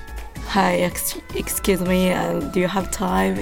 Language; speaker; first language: English; non-native, learner; Japanese